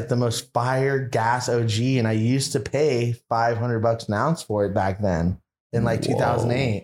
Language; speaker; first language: English; native; English